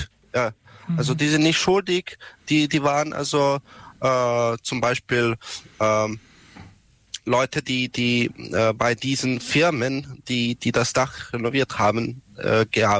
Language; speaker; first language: German; non-native, learner; Serbian